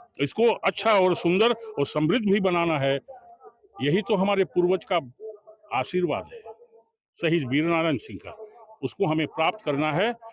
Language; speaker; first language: Hindi; native; Hindi